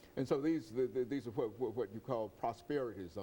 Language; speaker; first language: English; native; English